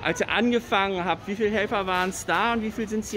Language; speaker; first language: German; native; German